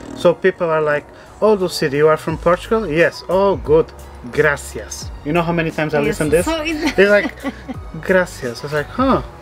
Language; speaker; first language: English; non-native, fluent; Portuguese